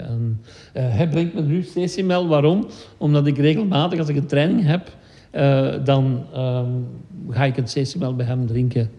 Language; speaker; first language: Dutch; native; Dutch